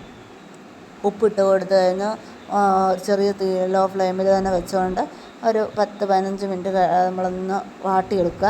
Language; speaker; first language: Malayalam; native; Malayalam